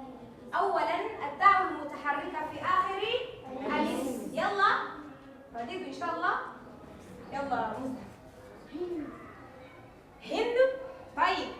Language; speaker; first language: Arabic; non-native, local second language; Comorian